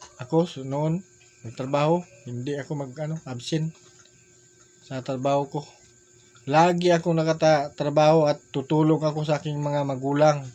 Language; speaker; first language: Filipino; non-native, local second language; Cebuano